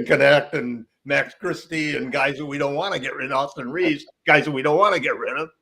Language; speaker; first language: English; native; English